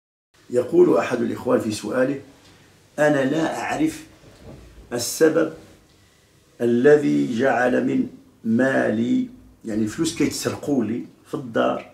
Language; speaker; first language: Arabic; native; Arabic